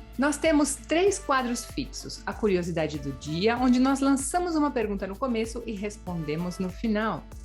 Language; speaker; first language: Portuguese; native; Portuguese